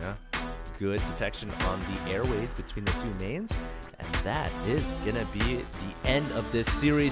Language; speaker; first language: English; native; English